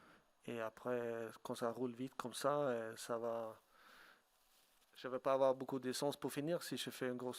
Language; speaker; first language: French; non-native, fluent; Swedish